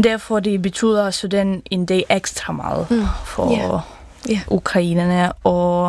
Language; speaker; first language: Danish; non-native, fluent; Ukrainian